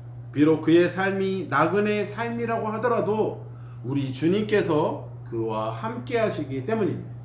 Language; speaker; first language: Korean; native; Korean